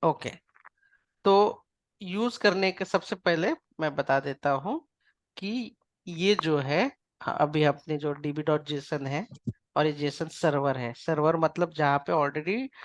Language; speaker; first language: Hindi; non-native, local second language; Marathi